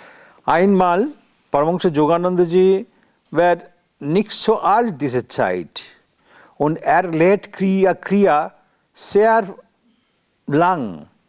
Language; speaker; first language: German; non-native, learner; Bangla